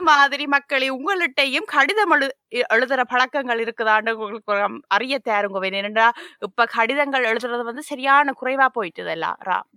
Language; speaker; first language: Tamil; early bilingual, heritage; Tamil